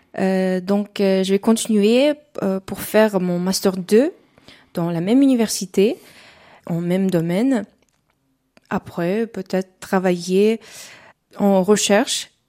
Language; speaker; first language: French; non-native, fluent; Uzbek